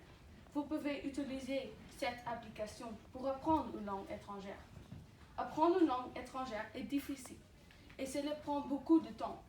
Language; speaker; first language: French; non-native, learner; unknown